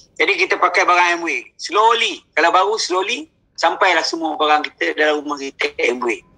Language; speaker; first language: Malay; native; Malay